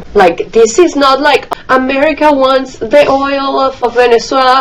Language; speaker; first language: English; non-native, fluent; Spanish